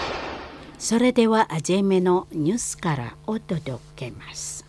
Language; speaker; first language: Japanese; non-native, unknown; Indonesian